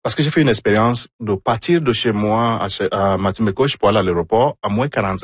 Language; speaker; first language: French; non-native, fluent; Igbo